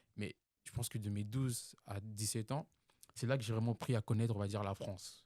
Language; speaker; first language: French; non-native, local second language; Lingala